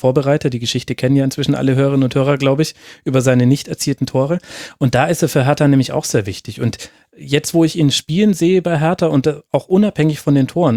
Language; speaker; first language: German; native; German